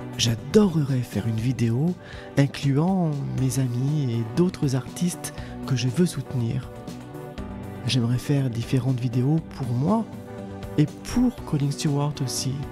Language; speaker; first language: French; native; French